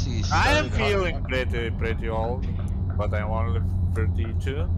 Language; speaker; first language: English; non-native, learner; Lithuanian